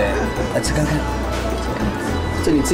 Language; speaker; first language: Chinese; native; Chinese